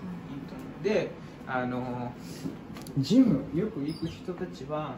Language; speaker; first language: Japanese; non-native, fluent; English